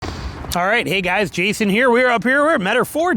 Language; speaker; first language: English; native; English